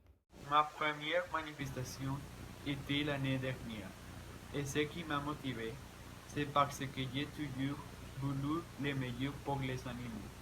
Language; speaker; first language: French; non-native, learner; Spanish